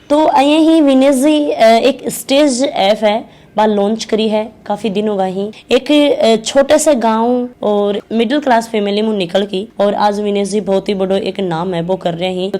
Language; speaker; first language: Hindi; native; Hindi